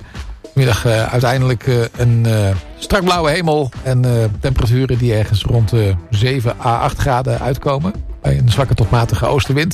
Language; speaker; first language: Dutch; native; Dutch